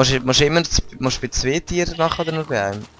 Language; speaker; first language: German; native; German